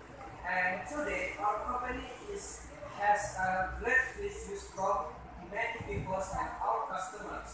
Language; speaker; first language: English; non-native, learner; Indonesian